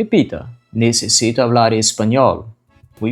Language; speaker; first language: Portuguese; non-native, fluent; Spanish